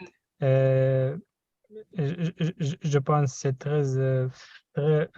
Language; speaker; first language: French; non-native, learner; Russian